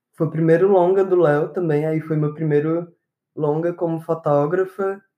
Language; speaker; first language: Portuguese; native; Portuguese